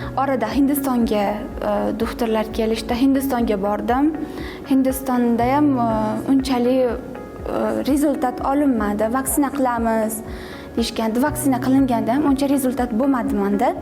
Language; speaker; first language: Uzbek; native; Uzbek